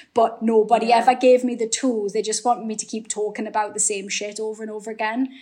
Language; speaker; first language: English; native; English